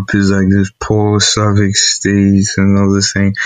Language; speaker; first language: English; non-native, local second language; Igbo